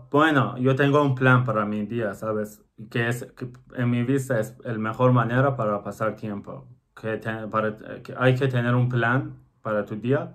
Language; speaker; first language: Spanish; non-native, fluent; Persian